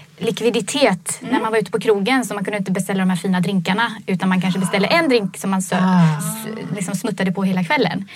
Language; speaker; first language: Swedish; native; Swedish